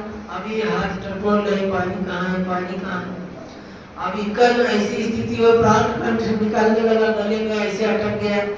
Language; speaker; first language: Hindi; native; Hindi